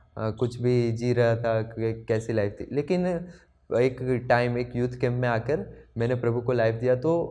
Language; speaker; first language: Hindi; non-native, local second language; Gujarati